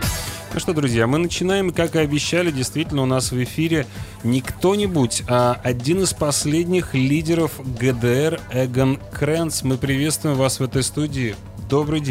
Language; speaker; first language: Russian; native; Russian